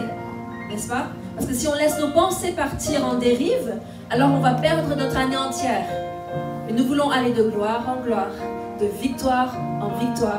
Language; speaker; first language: French; native; French